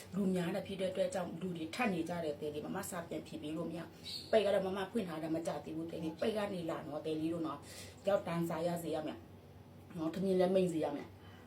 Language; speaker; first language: Burmese; non-native, local second language; Pa'o Karen